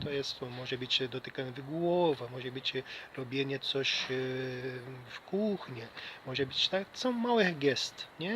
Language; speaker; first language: Polish; non-native, learner; Portuguese